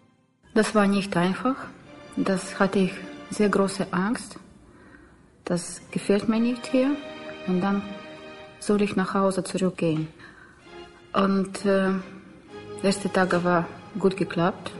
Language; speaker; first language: German; non-native, learner; Russian